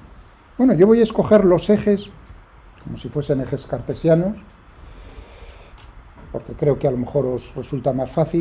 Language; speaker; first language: Spanish; native; Spanish